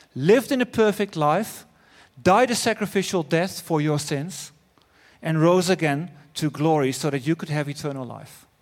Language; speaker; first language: English; non-native, fluent; Dutch